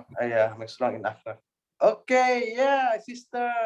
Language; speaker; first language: English; non-native, learner; Indonesian